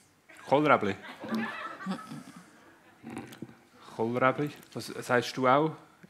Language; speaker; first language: German; native; German